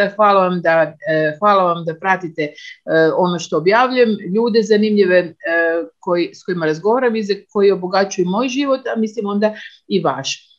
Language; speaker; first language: Croatian; native; Croatian